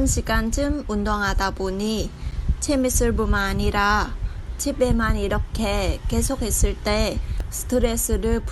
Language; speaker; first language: Korean; non-native, learner; Vietnamese